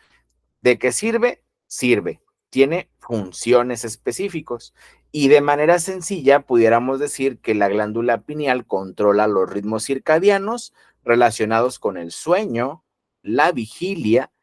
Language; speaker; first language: Spanish; native; Spanish